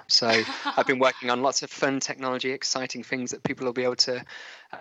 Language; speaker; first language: English; native; English